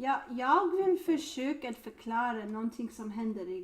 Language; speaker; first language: Swedish; non-native, learner; English